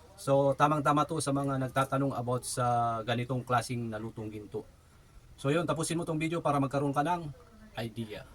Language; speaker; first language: Filipino; native; Filipino